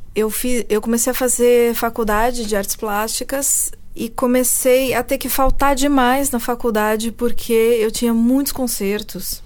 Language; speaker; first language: Portuguese; early bilingual, heritage; Portuguese